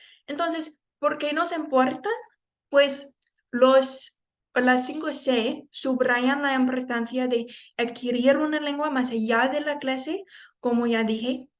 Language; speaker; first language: Spanish; non-native, fluent; English